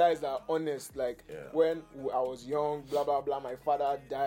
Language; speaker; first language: English; non-native, local second language; Yoruba